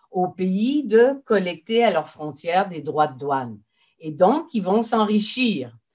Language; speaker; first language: French; native; French